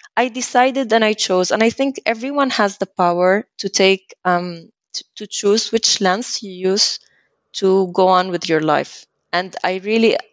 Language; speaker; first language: English; early bilingual, other home language; Arabic